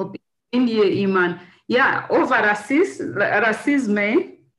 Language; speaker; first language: Dutch; non-native, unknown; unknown